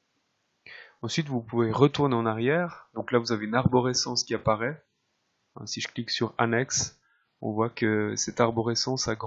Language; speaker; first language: French; native; French